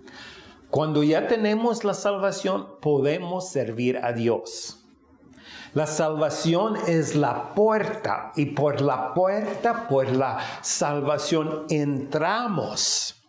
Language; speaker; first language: Spanish; non-native, fluent; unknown